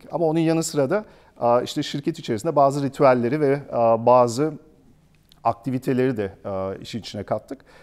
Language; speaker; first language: Turkish; early bilingual, heritage; Turkish